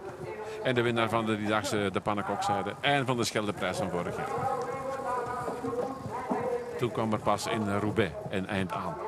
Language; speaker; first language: Dutch; native; Dutch